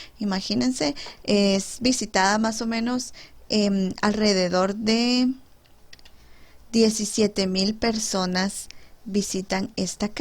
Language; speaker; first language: Spanish; native; Spanish